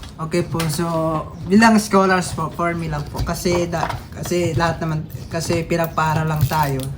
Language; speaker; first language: Filipino; non-native, local second language; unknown